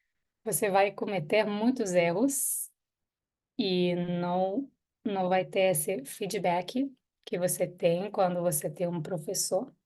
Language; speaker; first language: Portuguese; non-native, fluent; Hebrew